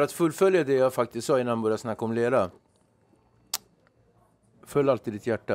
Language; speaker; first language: Swedish; native; Swedish